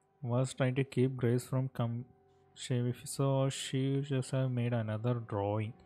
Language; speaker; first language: English; non-native, local second language; Malayalam